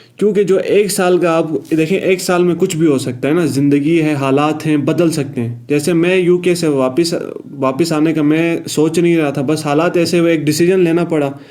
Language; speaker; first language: Urdu; non-native, local second language; Punjabi